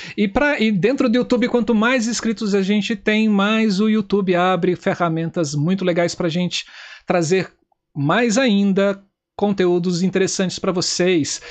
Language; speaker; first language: Portuguese; native; Portuguese